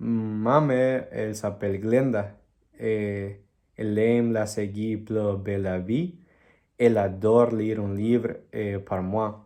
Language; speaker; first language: French; non-native, learner; Spanish